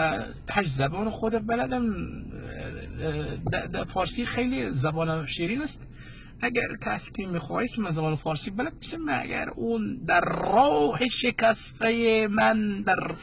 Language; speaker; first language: Persian; non-native, learner; Pashto